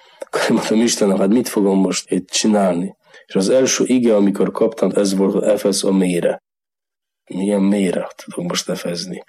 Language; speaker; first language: Hungarian; non-native, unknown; Polish